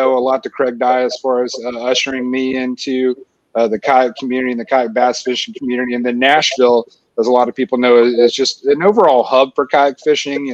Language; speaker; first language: English; native; English